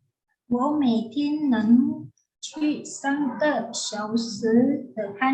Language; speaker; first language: Chinese; non-native, learner; Indonesian